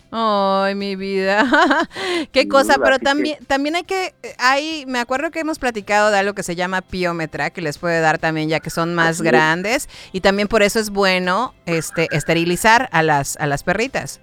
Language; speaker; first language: Spanish; native; Spanish